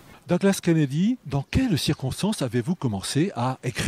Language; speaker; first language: French; native; French